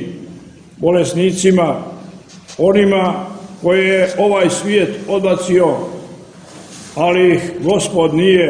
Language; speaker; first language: Croatian; native; Croatian